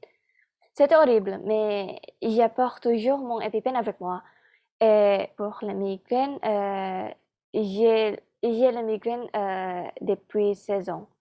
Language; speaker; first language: French; non-native, learner; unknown